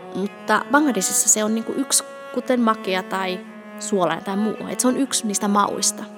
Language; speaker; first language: Finnish; early bilingual, other home language; Bangla